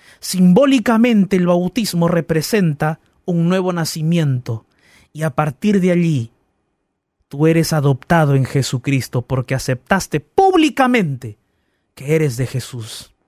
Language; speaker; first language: Spanish; native; Spanish